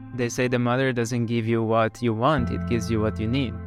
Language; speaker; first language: English; non-native, fluent; Slovenian